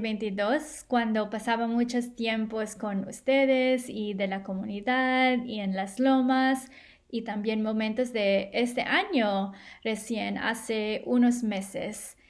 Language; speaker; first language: Spanish; non-native, fluent; English